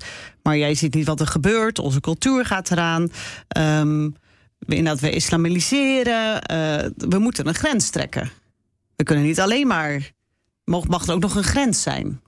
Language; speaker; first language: Dutch; native; Dutch